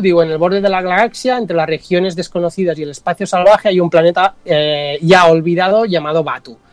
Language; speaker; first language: Spanish; non-native, local second language; Catalan